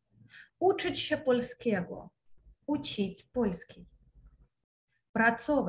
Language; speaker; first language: Polish; non-native, learner; Russian